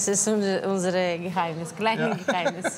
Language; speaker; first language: German; non-native, learner; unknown